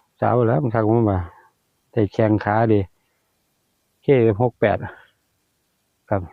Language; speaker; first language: Thai; non-native, local second language; Lao